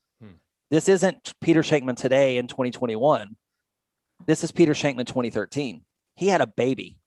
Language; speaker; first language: English; native; English